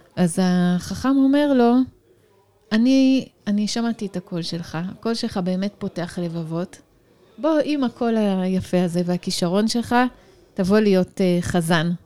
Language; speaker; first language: Hebrew; native; Hebrew